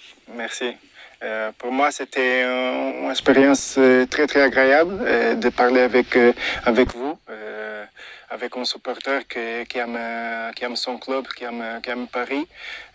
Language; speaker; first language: French; non-native, fluent; Portuguese